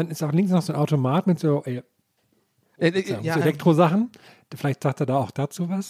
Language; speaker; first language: German; native; German